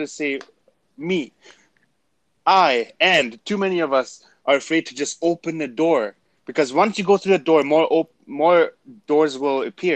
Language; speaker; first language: English; non-native, fluent; German